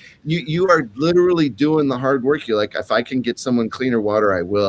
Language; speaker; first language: English; native; English